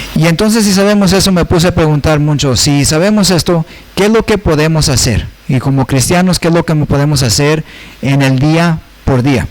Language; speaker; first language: Spanish; early bilingual, heritage; Spanish